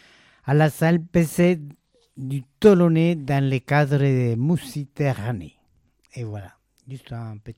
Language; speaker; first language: French; non-native, fluent; Spanish